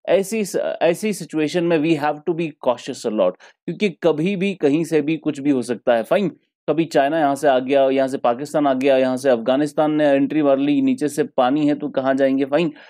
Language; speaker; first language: Hindi; non-native, local second language; Kashmiri